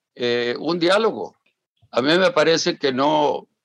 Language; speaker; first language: Spanish; native; Spanish